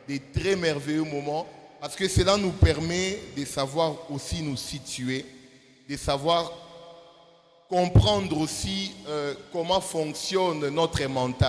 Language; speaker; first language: French; non-native, local second language; Lingala